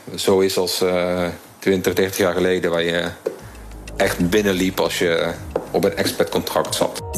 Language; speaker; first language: Dutch; native; Dutch